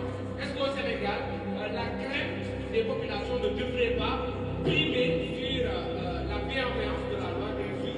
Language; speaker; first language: French; non-native, local second language; Wolof